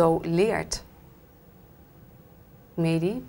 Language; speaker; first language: Dutch; native; Dutch